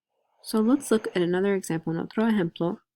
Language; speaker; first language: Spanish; non-native, learner; English